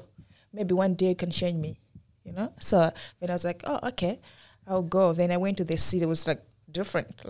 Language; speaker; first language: English; non-native, local second language; Tumbuka